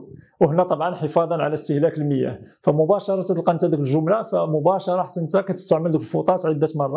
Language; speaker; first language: Arabic; native; Arabic